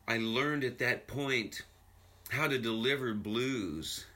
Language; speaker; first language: English; native; English